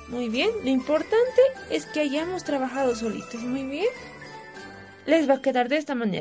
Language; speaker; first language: Spanish; native; Spanish